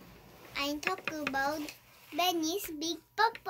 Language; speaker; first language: English; non-native, learner; Korean